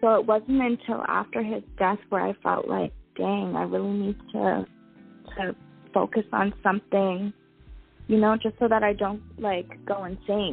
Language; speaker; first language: English; native; English